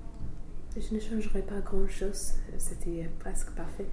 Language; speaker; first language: French; non-native, fluent; English